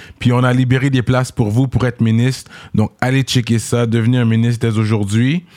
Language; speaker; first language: French; native; French